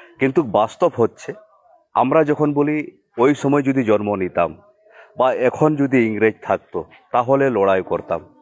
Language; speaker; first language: Bangla; non-native, local second language; Santali